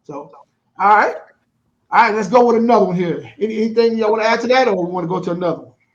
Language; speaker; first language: English; native; English